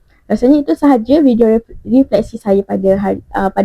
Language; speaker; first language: Malay; native; Malay